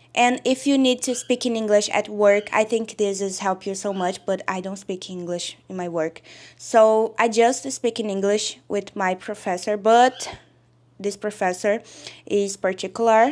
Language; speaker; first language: English; non-native, learner; Portuguese